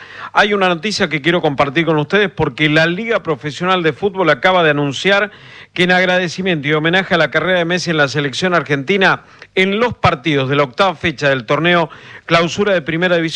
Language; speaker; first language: Spanish; native; Spanish